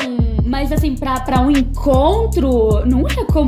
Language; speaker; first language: Portuguese; native; Portuguese